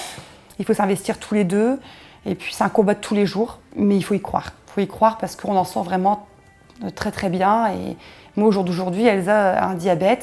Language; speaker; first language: French; native; French